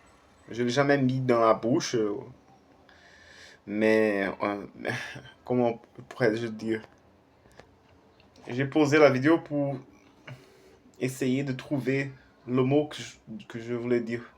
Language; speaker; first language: French; non-native, fluent; Portuguese